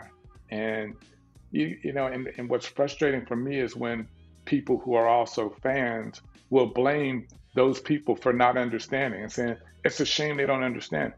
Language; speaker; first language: English; native; English